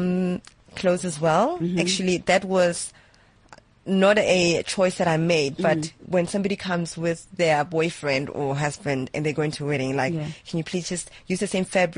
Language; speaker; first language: English; non-native, local second language; Zulu